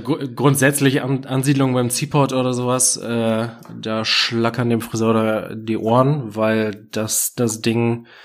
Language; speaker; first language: German; native; German